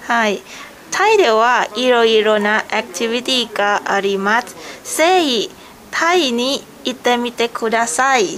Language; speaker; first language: Japanese; non-native, learner; Thai